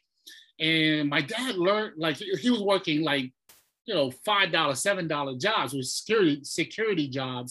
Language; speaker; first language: English; early bilingual, other home language; Tongan